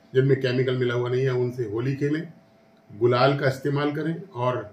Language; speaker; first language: Hindi; native; Hindi